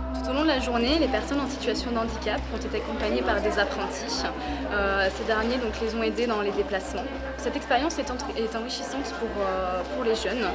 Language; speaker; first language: French; native; French